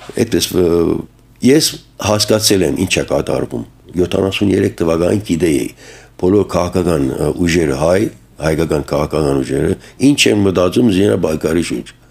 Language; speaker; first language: Armenian; early bilingual, heritage; Armenian